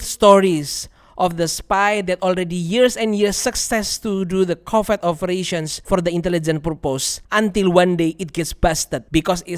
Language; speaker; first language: English; non-native, learner; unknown